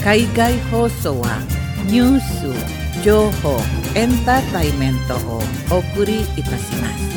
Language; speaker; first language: Japanese; non-native, fluent; Indonesian